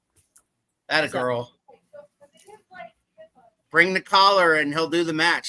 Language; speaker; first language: English; native; English